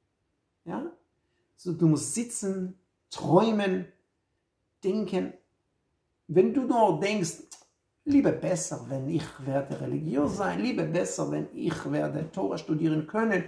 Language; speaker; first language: German; non-native, fluent; Hebrew